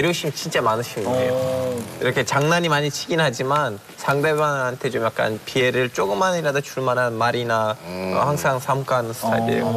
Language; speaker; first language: Korean; non-native, fluent; Turkish